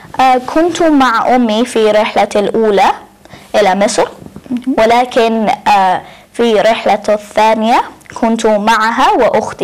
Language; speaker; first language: Arabic; non-native, learner; English